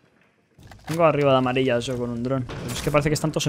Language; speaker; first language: Spanish; native; Spanish